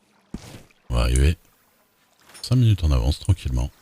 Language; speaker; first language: French; native; French